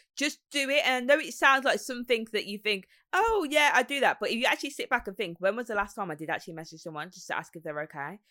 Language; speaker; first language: English; native; English